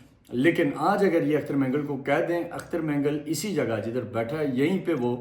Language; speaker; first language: Urdu; native; Urdu